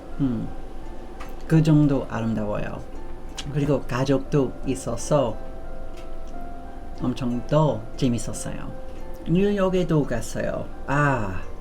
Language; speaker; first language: Korean; non-native, learner; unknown